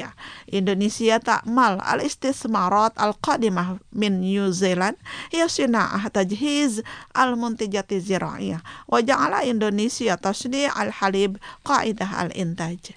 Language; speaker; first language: Arabic; non-native, fluent; Indonesian